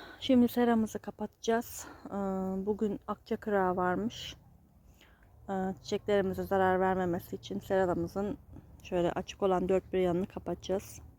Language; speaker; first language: Turkish; native; Turkish